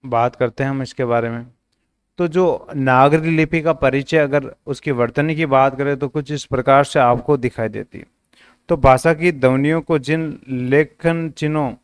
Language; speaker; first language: Hindi; native; Hindi